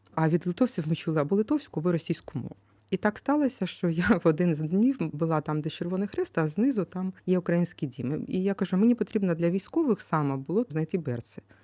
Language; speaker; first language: Ukrainian; native; Ukrainian